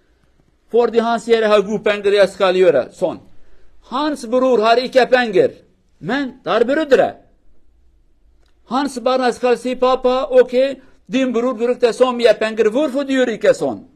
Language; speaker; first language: Norwegian; non-native, learner; Kurdish